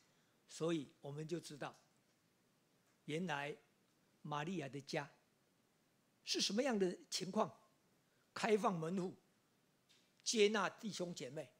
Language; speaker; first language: Chinese; native; Chinese